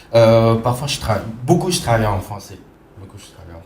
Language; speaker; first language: French; non-native, fluent; Khmer